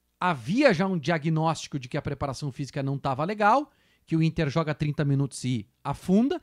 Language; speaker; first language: Portuguese; native; Portuguese